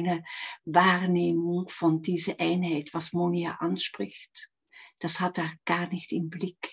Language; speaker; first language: German; non-native, fluent; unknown